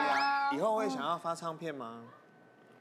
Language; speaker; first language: Chinese; native; Chinese